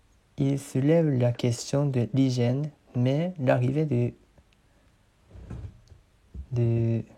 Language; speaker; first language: French; non-native, learner; Japanese